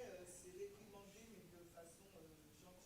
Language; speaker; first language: French; native; French